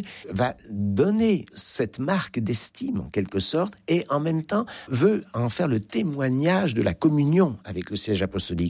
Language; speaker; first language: French; native; French